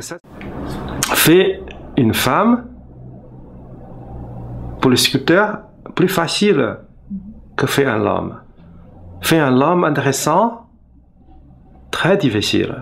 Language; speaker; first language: French; non-native, learner; Chinese